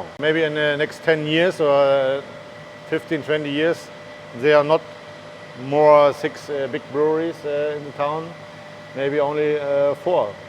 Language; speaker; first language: English; non-native, learner; German